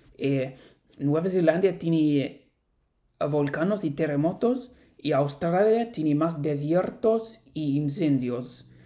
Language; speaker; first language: Spanish; non-native, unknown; English